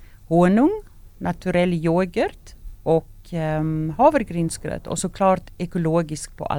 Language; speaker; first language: Swedish; non-native, fluent; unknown